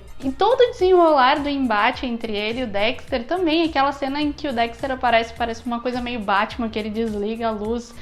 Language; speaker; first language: Portuguese; native; Portuguese